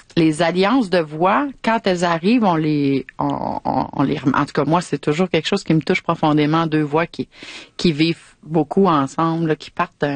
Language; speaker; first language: French; native; French